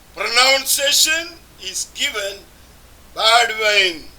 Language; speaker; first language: English; non-native, local second language; Malayalam